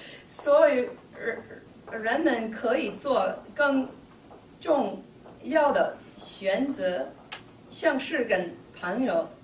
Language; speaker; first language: Chinese; non-native, learner; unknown